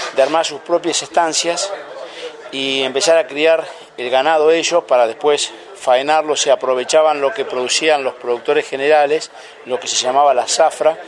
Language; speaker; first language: Spanish; native; Spanish